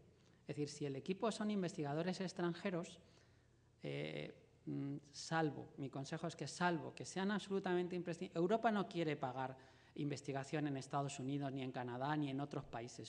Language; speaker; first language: Spanish; native; Spanish